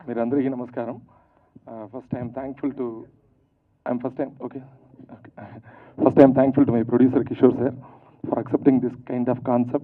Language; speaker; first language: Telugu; early bilingual, heritage; Telugu